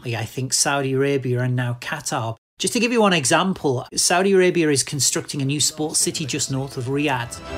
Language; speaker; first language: English; native; English